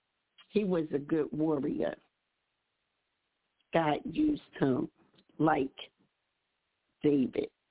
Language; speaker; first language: English; native; English